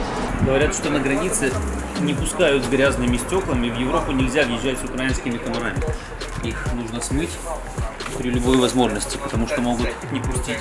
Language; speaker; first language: Russian; native; Russian